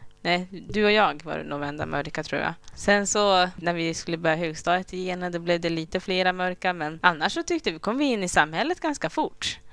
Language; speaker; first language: Swedish; early bilingual, other home language; Kinyarwanda